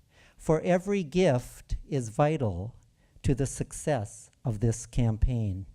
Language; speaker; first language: English; native; English